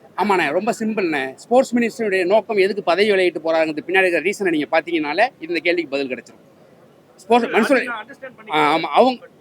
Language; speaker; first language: Tamil; native; Tamil